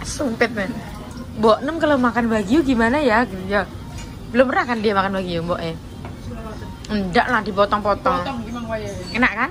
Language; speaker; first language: Indonesian; non-native, local second language; Javanese